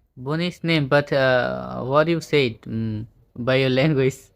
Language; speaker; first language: English; non-native, fluent; Bangla